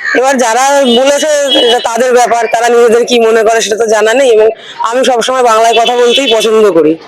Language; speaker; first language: Bangla; native; Bangla